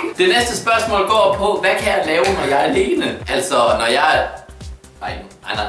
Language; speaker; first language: Danish; native; Danish